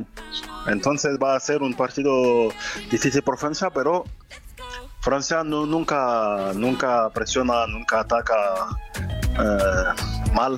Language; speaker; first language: Spanish; non-native, fluent; French